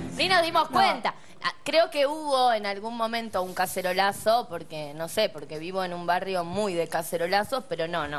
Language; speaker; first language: Spanish; native; Spanish